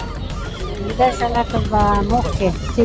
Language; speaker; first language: English; non-native, learner; Filipino